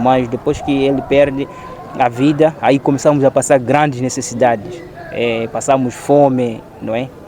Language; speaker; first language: Portuguese; non-native, local second language; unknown